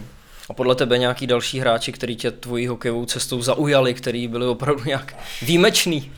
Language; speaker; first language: Czech; native; Czech